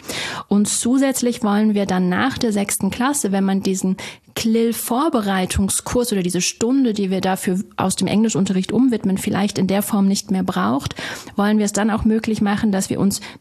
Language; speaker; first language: German; native; German